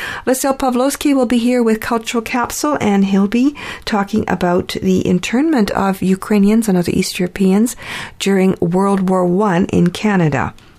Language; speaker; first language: English; early bilingual, other home language; Ukrainian